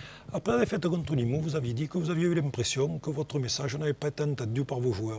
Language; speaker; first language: French; native; French